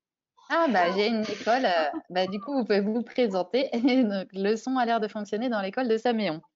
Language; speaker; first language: French; native; French